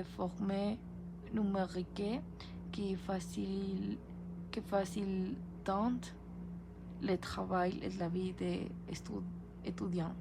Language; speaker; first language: French; non-native, learner; Spanish